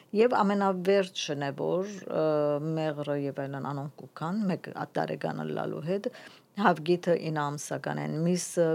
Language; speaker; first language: Armenian; native; Armenian